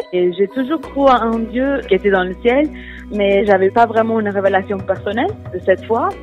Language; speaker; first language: French; non-native, fluent; Portuguese